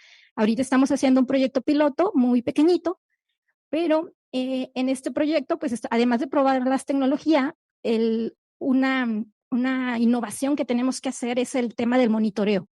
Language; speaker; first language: Spanish; native; Spanish